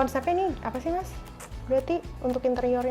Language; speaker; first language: Indonesian; native; Indonesian